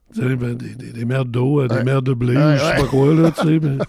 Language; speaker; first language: French; native; French